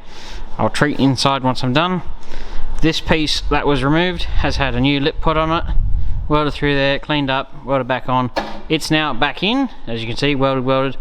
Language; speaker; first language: English; native; English